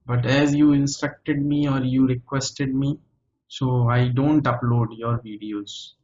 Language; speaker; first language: English; non-native, local second language; Hindi